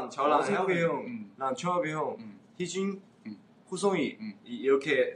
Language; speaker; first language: Korean; non-native, learner; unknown